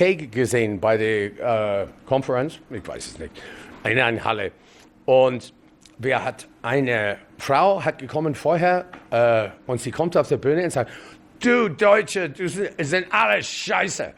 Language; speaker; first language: German; non-native, learner; English